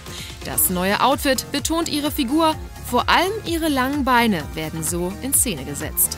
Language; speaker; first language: German; native; German